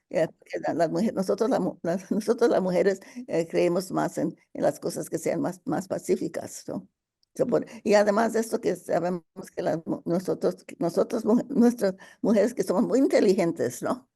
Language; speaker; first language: Spanish; early bilingual, heritage; Spanish